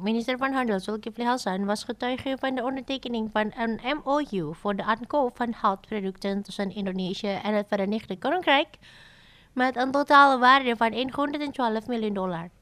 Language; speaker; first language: Dutch; non-native, fluent; Indonesian